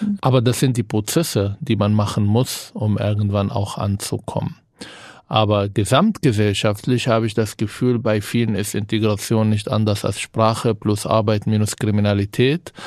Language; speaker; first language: German; non-native, fluent; Arabic